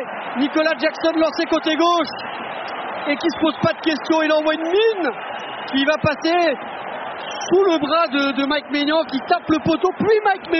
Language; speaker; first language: French; native; French